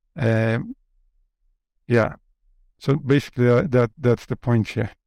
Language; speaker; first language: English; non-native, fluent; Polish